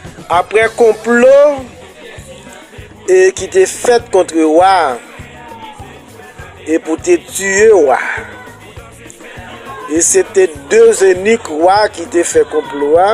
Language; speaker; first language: French; non-native, local second language; Haitian Creole